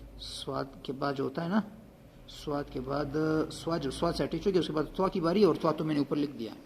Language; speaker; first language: Urdu; non-native, local second language; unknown